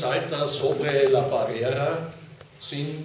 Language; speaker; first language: Spanish; non-native, fluent; German